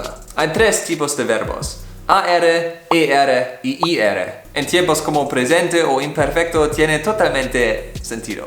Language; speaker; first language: Spanish; non-native, fluent; German